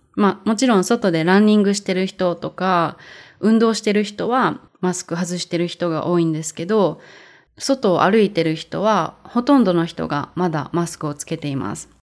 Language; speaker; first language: Japanese; native; Japanese